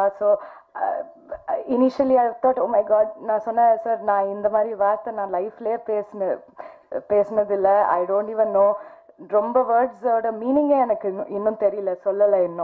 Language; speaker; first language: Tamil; non-native, fluent; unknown